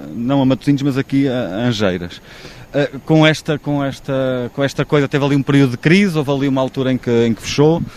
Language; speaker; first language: Portuguese; native; Portuguese